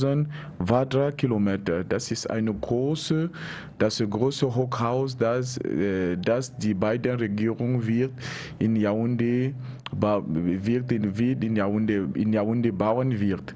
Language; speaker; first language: German; non-native, learner; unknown